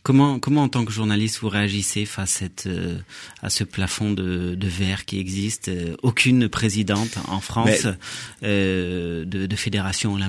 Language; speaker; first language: French; native; French